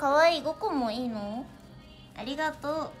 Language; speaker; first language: Japanese; native; Japanese